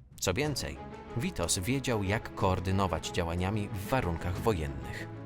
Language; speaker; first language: Polish; native; Polish